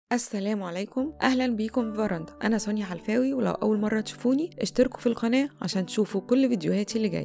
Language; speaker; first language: Arabic; native; Arabic